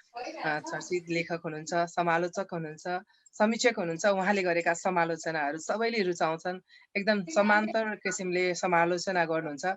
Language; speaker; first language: Nepali; native; Nepali